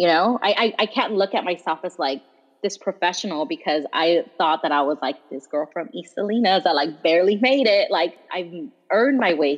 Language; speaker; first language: English; early bilingual, other home language; Spanish